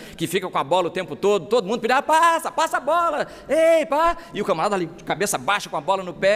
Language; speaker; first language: Portuguese; native; Portuguese